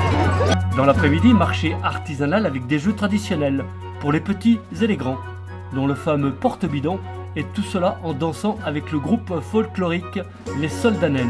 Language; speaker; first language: French; native; French